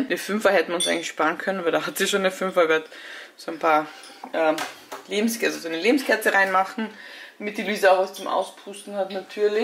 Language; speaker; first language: German; native; German